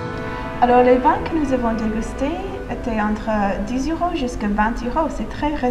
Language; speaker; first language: French; non-native, fluent; English